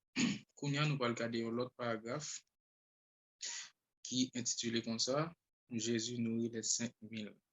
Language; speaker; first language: French; non-native, local second language; Haitian Creole